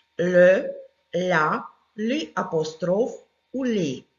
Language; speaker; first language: French; non-native, fluent; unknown